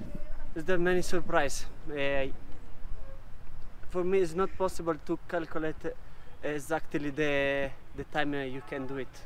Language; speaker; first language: English; non-native, learner; Italian